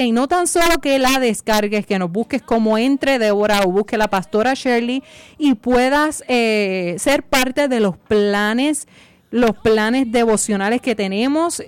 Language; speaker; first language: Spanish; native; Spanish